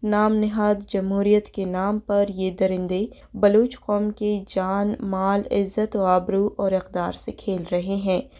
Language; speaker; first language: Urdu; non-native, local second language; Baluchi